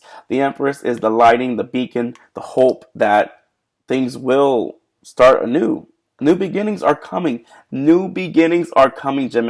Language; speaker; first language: English; native; English